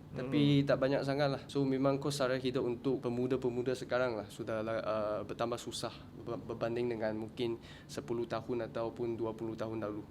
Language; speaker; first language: Malay; non-native, local second language; Chinese